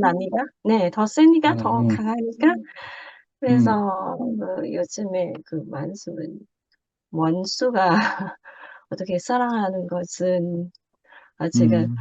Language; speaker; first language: Korean; non-native, learner; Japanese